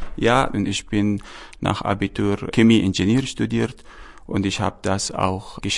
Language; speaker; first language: German; non-native, learner; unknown